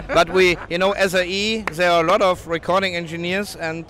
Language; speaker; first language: English; non-native, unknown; German